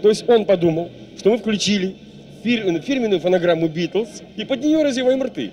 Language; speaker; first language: Russian; native; Russian